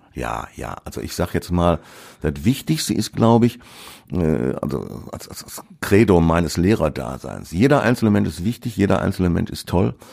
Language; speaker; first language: German; native; German